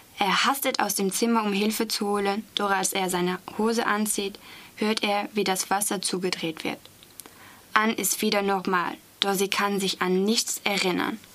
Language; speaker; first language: German; non-native, fluent; French